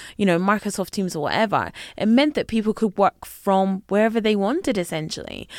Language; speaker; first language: English; native; English